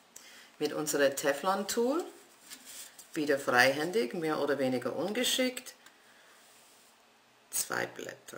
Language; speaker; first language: German; non-native, fluent; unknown